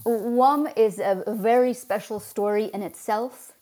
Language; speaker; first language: English; early bilingual, other home language; Persian